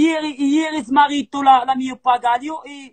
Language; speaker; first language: Italian; non-native, learner; Arabic